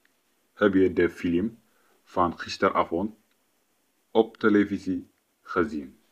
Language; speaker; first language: Dutch; non-native, fluent; Tigrinya